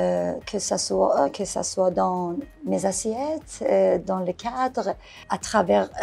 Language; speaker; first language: French; non-native, fluent; Persian